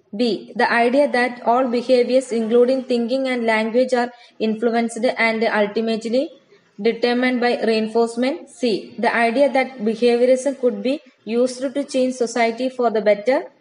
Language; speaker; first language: English; non-native, local second language; Malayalam